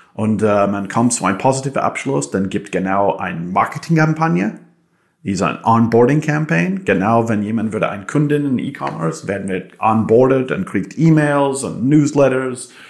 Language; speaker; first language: German; non-native, fluent; English